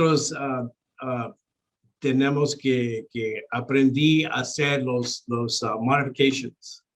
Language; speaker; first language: Spanish; non-native, local second language; English